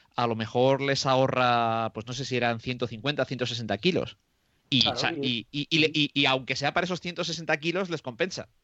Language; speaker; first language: Spanish; native; Spanish